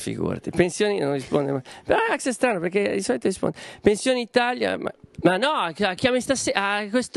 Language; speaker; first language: Italian; native; Italian